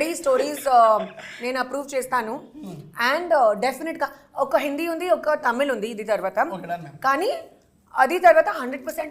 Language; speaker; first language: Telugu; non-native, learner; Hindi